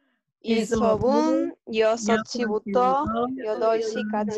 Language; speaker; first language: Korean; non-native, learner; Spanish